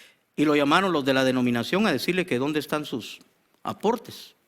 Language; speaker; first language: Spanish; native; Spanish